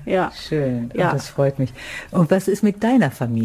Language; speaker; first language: German; native; German